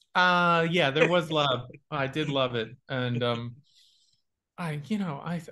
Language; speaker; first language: English; native; English